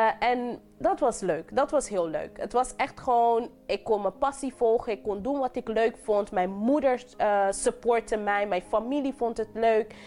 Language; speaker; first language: Dutch; non-native, local second language; English